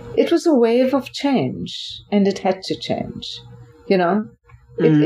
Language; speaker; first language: English; native; English